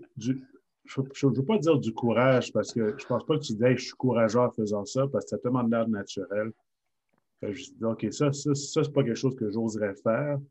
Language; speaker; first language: French; native; French